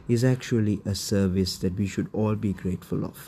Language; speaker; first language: English; non-native, local second language; Tamil